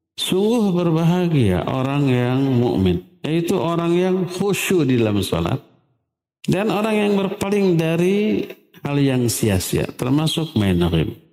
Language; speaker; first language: Indonesian; native; Indonesian